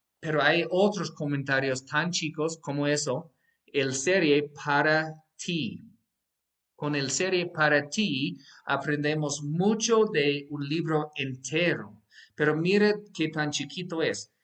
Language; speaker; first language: Spanish; non-native, fluent; English